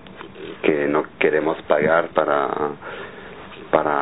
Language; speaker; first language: Spanish; non-native, fluent; French